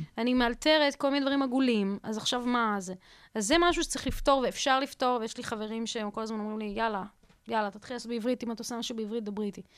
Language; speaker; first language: Hebrew; early bilingual, other home language; Russian